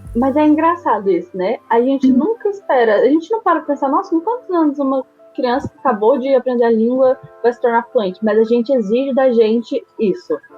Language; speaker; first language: Portuguese; native; Portuguese